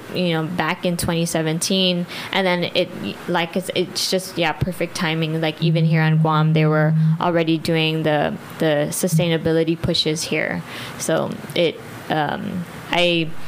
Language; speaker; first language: English; early bilingual, other home language; Filipino